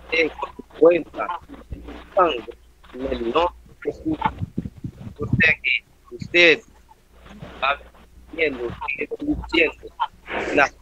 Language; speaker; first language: Spanish; non-native, learner; Haitian Creole